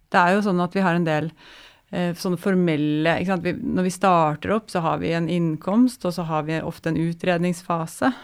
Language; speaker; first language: Norwegian; native; Norwegian